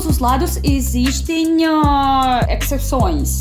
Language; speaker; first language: Portuguese; non-native, fluent; Russian